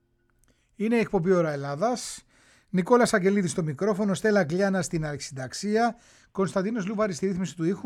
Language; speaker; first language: Greek; native; Greek